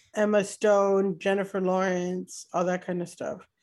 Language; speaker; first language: English; native; English